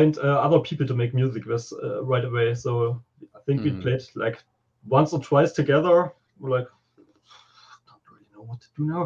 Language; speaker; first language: English; non-native, fluent; German